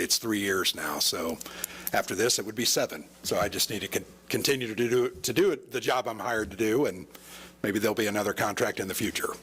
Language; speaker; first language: English; native; English